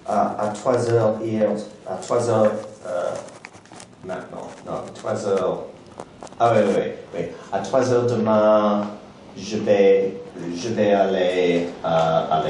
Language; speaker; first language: French; non-native, learner; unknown